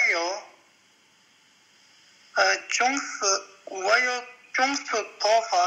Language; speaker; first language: Chinese; non-native, learner; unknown